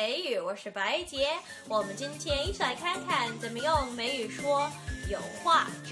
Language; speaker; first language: Chinese; non-native, fluent; English